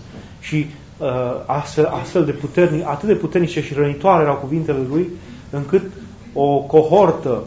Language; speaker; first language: Romanian; native; Romanian